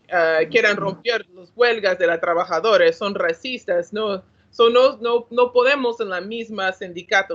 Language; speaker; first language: Spanish; non-native, learner; English